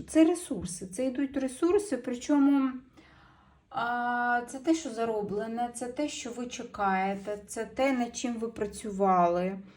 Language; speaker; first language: Ukrainian; non-native, local second language; Russian